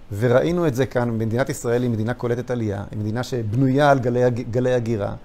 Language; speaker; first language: Hebrew; native; Hebrew